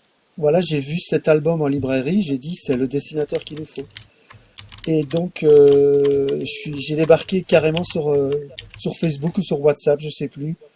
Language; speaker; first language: French; native; French